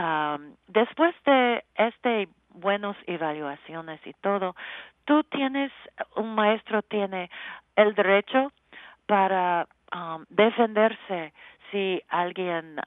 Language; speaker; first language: Spanish; non-native, learner; English